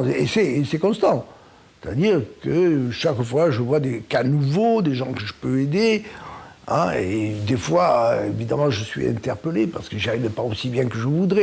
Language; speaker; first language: French; native; French